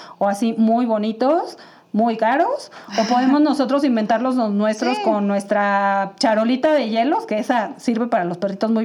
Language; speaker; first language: Spanish; native; Spanish